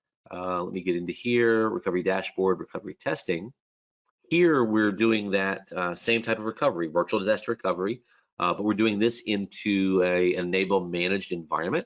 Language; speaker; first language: English; native; English